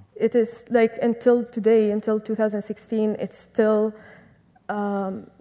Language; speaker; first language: English; non-native, fluent; Arabic